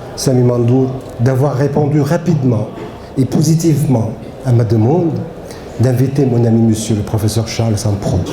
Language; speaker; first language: French; non-native, fluent; Arabic